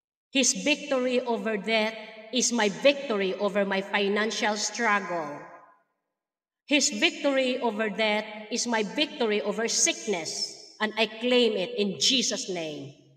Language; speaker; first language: English; non-native, local second language; Filipino